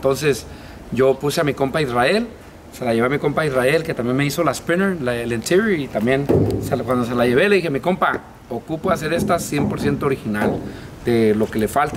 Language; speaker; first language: Spanish; early bilingual, heritage; Spanish